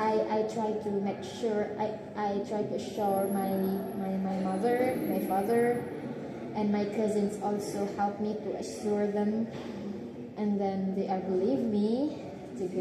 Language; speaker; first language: English; non-native, learner; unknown